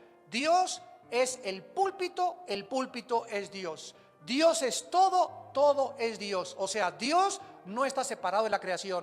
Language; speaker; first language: Spanish; native; Spanish